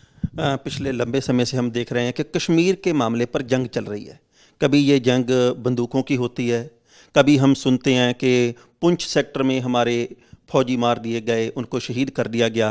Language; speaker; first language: Hindi; non-native, local second language; Punjabi